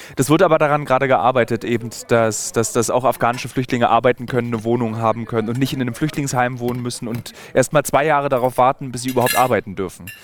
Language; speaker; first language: German; native; German